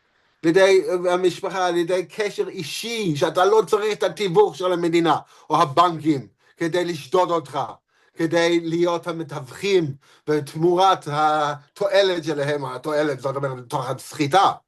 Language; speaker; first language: Hebrew; non-native, fluent; English